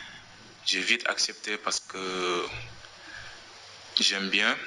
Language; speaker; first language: French; non-native, local second language; Wolof